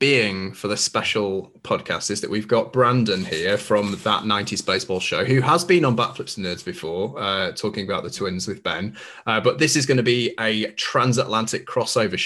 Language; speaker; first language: English; native; English